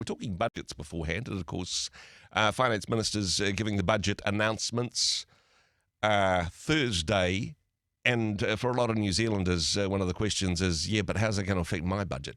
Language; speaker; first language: English; native; English